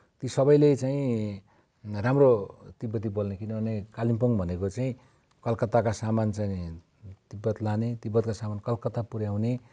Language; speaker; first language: Nepali; native; Nepali